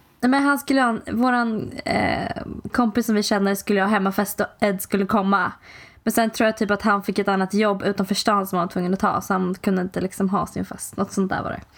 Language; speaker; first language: Swedish; native; Swedish